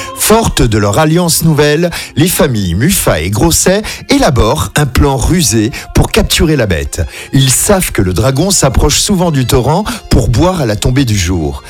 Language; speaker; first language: French; native; French